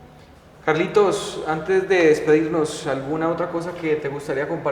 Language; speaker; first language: Spanish; native; Spanish